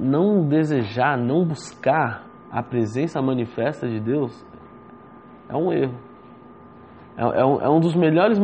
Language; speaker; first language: Portuguese; native; Portuguese